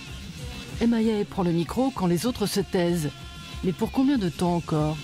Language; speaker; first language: French; native; French